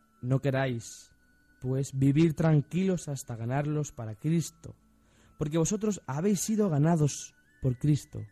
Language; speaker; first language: Spanish; native; Spanish